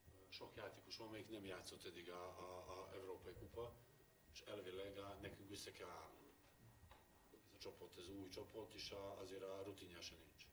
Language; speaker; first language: Hungarian; non-native, learner; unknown